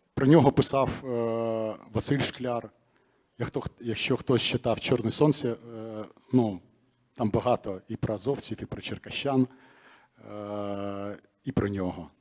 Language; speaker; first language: Ukrainian; native; Ukrainian